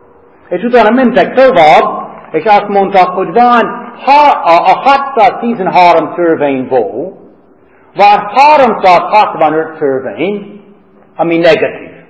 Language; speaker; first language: Hungarian; non-native, fluent; English